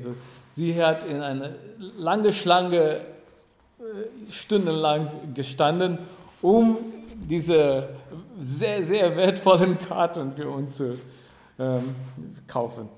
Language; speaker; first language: German; non-native, fluent; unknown